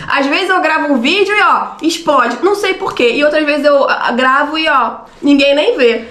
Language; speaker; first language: Portuguese; native; Portuguese